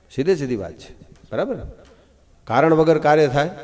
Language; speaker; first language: Hindi; non-native, local second language; Gujarati